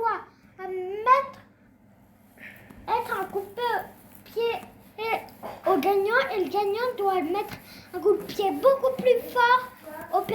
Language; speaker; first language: French; native; French